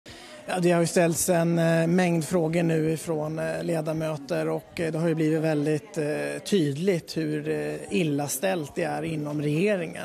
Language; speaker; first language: Swedish; native; Swedish